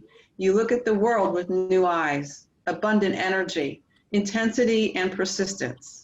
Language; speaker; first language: English; native; English